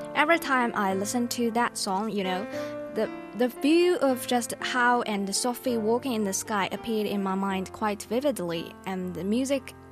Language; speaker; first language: English; non-native, fluent; Chinese